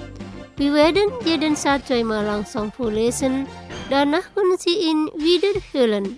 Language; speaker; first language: German; non-native, learner; Indonesian